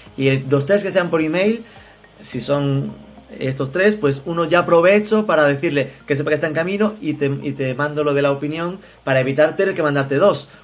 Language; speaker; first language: Spanish; native; Spanish